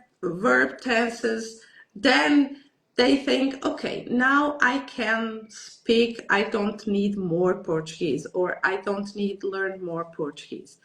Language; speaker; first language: English; non-native, learner; Portuguese